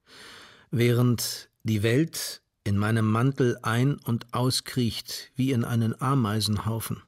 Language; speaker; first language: German; native; German